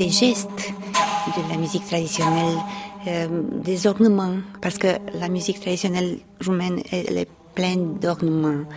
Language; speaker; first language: French; non-native, fluent; Romanian